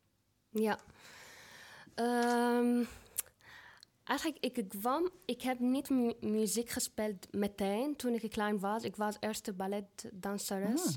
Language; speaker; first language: Dutch; non-native, fluent; Arabic